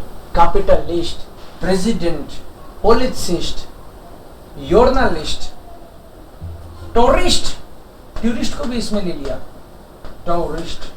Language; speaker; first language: Hindi; native; Hindi